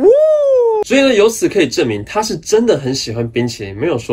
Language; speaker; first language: Chinese; native; Chinese